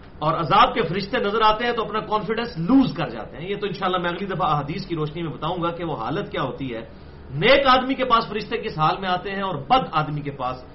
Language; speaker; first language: Urdu; non-native, local second language; Punjabi